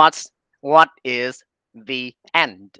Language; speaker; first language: English; non-native, learner; Vietnamese